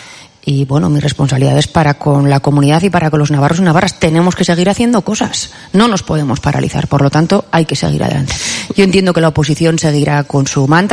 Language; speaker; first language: Spanish; native; Spanish